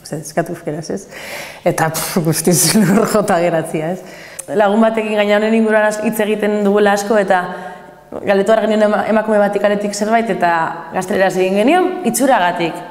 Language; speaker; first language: Basque; non-native, local second language; Spanish